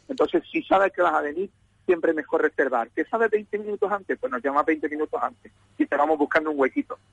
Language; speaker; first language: Spanish; native; Spanish